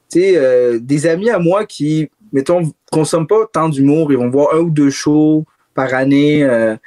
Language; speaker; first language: French; native; French